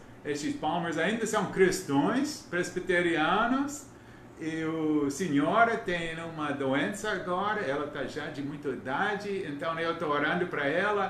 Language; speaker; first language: Portuguese; non-native, learner; English